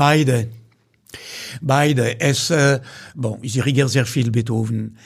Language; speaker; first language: German; non-native, fluent; French